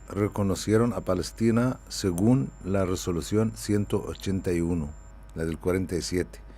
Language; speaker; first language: Spanish; non-native, fluent; Arabic